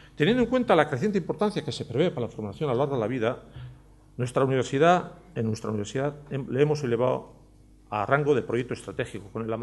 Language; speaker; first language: Spanish; native; Spanish